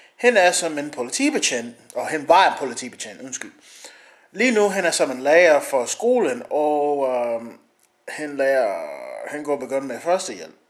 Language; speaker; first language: Danish; non-native, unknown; English